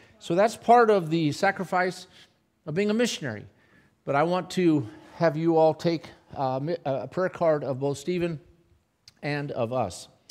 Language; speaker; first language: English; native; English